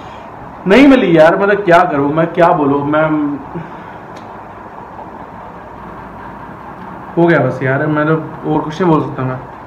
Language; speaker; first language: Hindi; native; Hindi